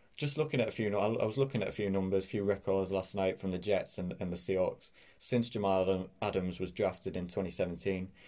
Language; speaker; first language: English; native; English